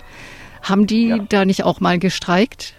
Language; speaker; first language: German; native; German